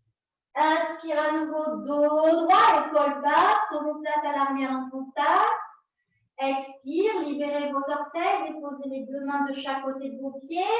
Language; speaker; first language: French; native; French